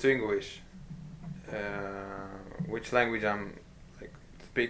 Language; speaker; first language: English; non-native, fluent; Hungarian